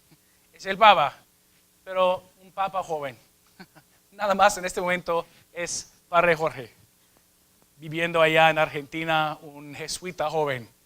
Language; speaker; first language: Spanish; non-native, fluent; English